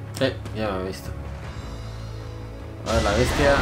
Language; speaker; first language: Spanish; native; Spanish